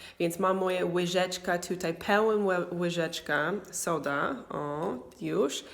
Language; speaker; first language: Polish; non-native, learner; English